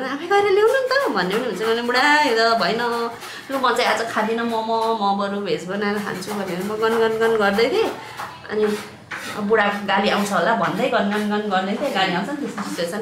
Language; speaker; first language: Nepali; native; Nepali